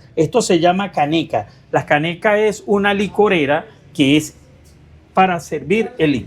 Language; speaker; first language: Spanish; native; Spanish